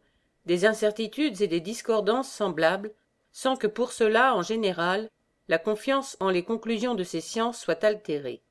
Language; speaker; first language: French; native; French